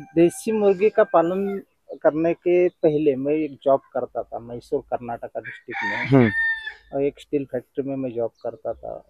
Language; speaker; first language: Hindi; non-native, local second language; Marathi